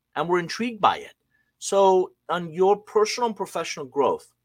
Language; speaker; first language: English; non-native, fluent; Persian